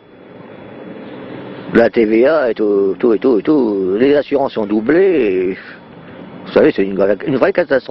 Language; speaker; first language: French; native; French